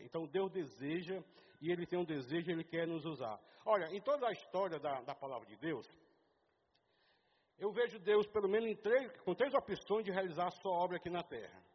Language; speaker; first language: Portuguese; native; Portuguese